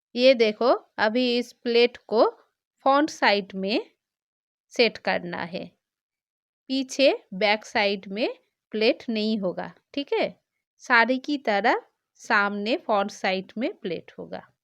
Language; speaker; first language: Hindi; non-native, local second language; Bangla